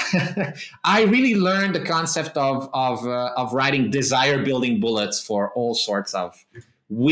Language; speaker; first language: English; non-native, fluent; Romanian